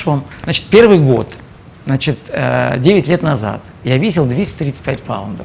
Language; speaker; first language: Russian; native; Russian